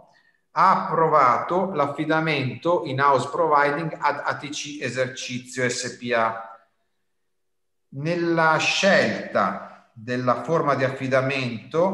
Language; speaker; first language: Italian; native; Italian